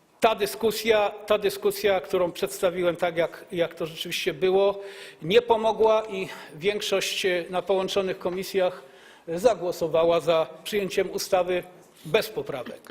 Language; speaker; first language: Polish; native; Polish